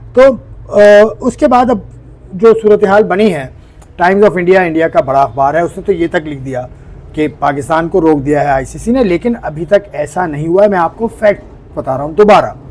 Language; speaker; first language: Urdu; native; Urdu